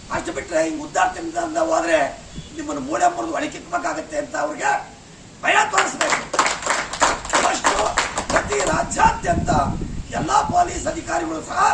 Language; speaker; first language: Kannada; native; Kannada